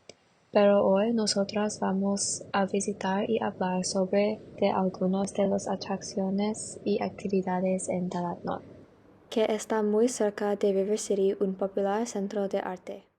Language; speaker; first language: Spanish; non-native, learner; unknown